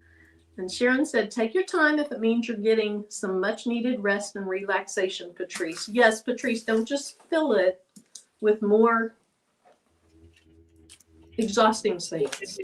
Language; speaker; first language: English; native; English